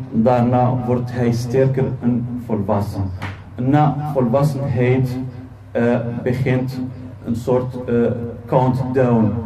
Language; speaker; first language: Dutch; non-native, fluent; Arabic